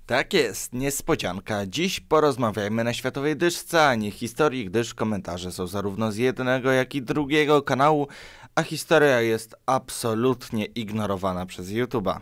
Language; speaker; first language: Polish; early bilingual, other home language; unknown